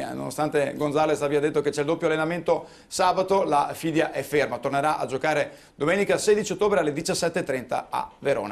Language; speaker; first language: Italian; native; Italian